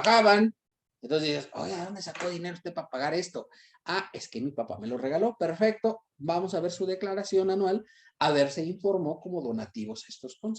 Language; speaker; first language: Spanish; native; Spanish